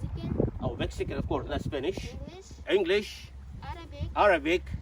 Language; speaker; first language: English; non-native, fluent; Arabic